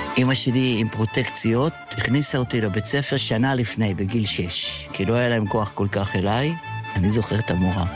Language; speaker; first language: Hebrew; non-native, fluent; Yiddish